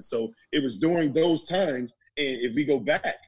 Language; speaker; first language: English; native; English